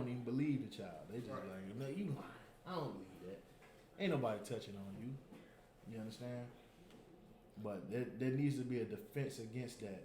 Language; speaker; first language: English; native; English